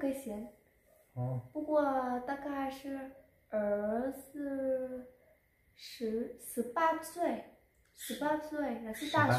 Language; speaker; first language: Chinese; non-native, learner; Vietnamese